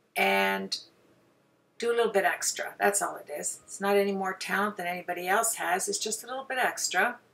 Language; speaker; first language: English; native; English